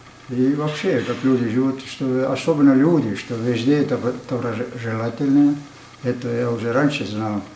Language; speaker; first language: Russian; non-native, fluent; Estonian